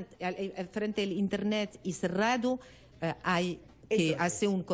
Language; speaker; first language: Spanish; non-native, learner; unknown